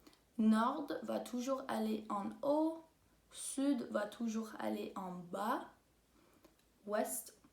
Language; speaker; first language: French; non-native, local second language; English